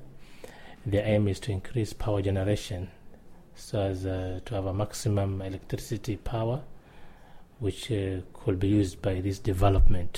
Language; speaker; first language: English; non-native, local second language; Swahili